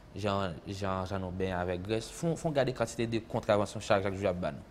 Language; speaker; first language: French; native; French